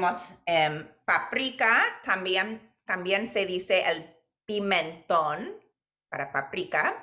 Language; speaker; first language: Spanish; non-native, fluent; English